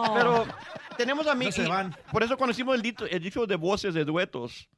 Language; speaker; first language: Spanish; early bilingual, heritage; Spanish